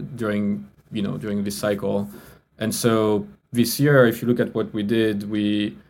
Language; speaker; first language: English; non-native, fluent; French